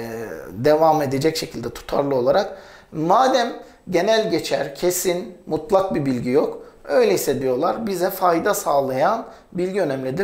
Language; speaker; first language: Turkish; native; Turkish